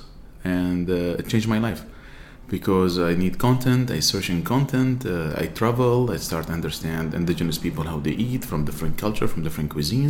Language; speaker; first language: English; non-native, fluent; Arabic